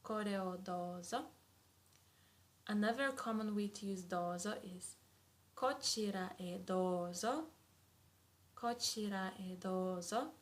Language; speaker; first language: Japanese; non-native, fluent; English